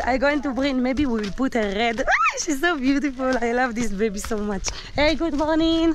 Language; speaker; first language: English; non-native, learner; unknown